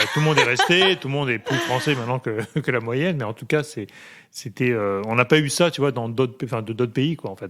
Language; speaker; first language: French; native; French